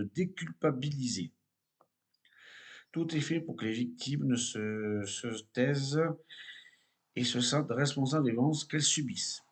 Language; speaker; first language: French; native; French